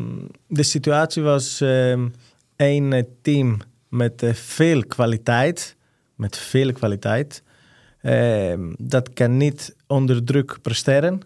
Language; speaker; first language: Dutch; non-native, fluent; Greek